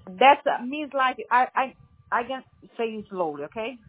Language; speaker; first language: English; non-native, learner; Portuguese